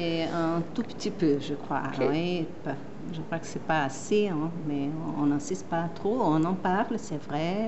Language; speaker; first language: French; non-native, fluent; Portuguese